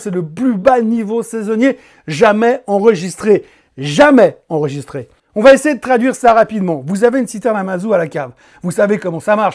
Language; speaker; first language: French; native; French